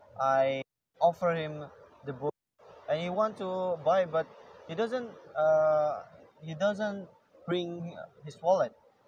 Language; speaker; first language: English; non-native, learner; Indonesian